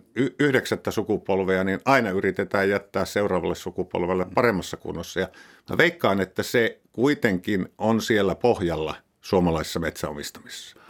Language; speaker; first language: Finnish; native; Finnish